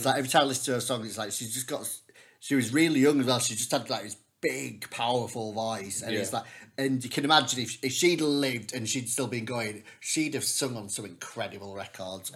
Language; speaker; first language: English; native; English